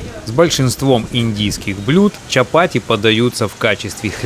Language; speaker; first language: Russian; native; Russian